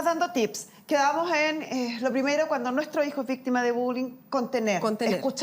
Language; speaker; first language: Spanish; native; Spanish